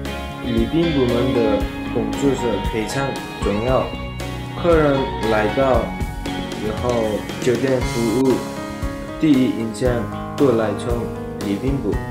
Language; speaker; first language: Chinese; non-native, learner; Nepali